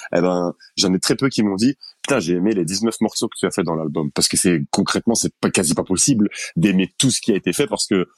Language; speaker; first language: French; native; French